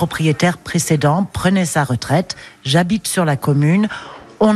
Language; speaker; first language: French; non-native, fluent; English